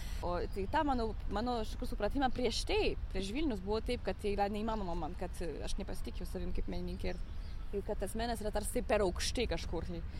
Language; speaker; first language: Lithuanian; non-native, fluent; French